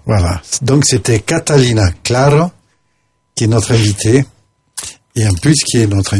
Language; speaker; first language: French; native; French